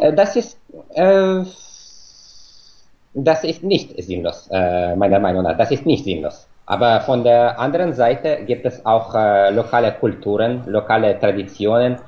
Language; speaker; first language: German; non-native, fluent; Russian